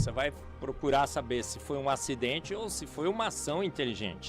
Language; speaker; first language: Portuguese; native; Portuguese